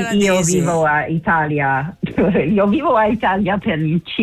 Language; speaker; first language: Italian; non-native, learner; English